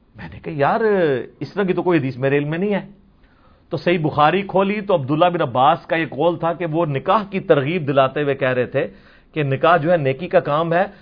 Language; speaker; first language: Urdu; non-native, local second language; Punjabi